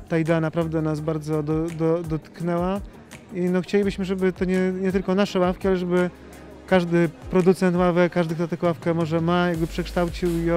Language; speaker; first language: Polish; native; Polish